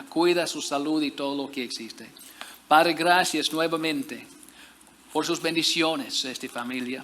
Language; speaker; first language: Spanish; non-native, fluent; English